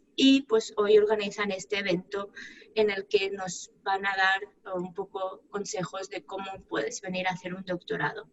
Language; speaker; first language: Spanish; native; Spanish